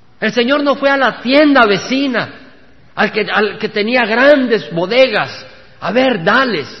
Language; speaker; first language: Spanish; native; Spanish